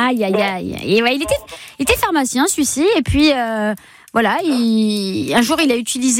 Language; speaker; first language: French; native; French